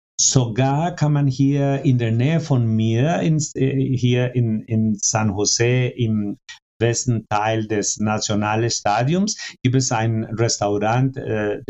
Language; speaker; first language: German; non-native, fluent; Spanish